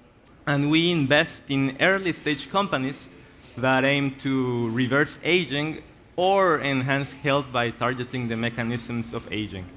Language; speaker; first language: English; non-native, fluent; Spanish